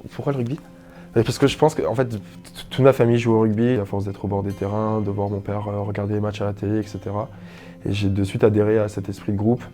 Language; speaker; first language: French; native; French